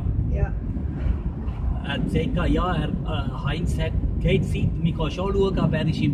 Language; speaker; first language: German; non-native, learner; Kannada